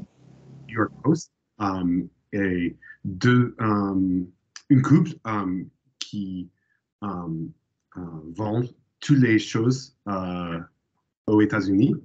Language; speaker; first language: French; non-native, learner; English